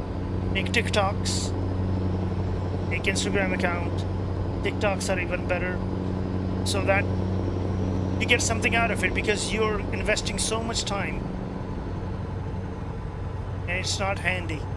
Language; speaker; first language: English; non-native, local second language; Pashto